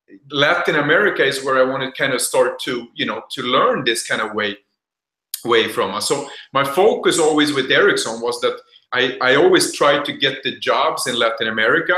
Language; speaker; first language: English; non-native, fluent; Swedish